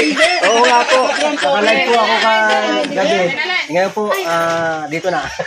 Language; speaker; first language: Filipino; native; Filipino